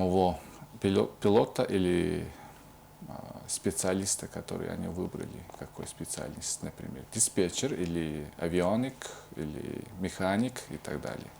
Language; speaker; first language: Russian; non-native, fluent; Mongolian